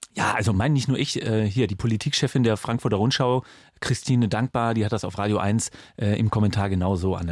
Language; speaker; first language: German; native; German